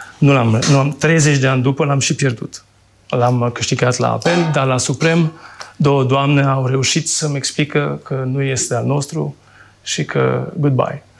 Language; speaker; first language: Romanian; non-native, fluent; French